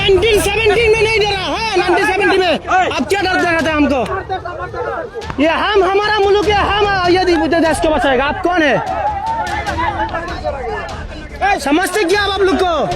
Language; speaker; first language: Hindi; non-native, learner; Bangla